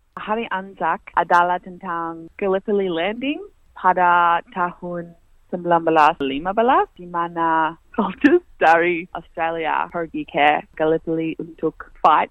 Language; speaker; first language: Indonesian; non-native, learner; English